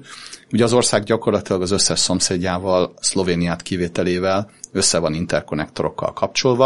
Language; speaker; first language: Hungarian; native; Hungarian